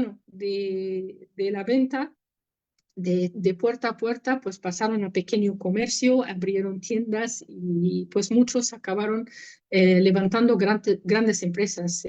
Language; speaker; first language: Spanish; non-native, fluent; Arabic